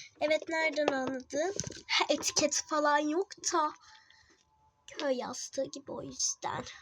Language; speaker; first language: Turkish; native; Turkish